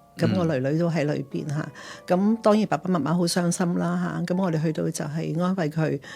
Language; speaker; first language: Cantonese; native; Cantonese